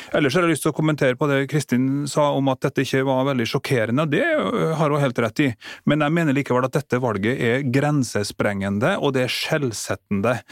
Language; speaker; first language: Norwegian; native; Norwegian